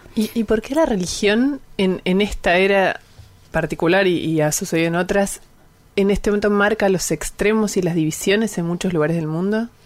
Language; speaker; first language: Spanish; native; Spanish